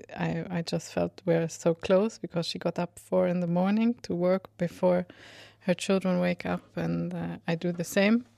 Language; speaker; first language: English; non-native, fluent; Swedish